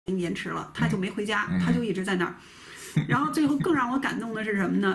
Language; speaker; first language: Chinese; native; Chinese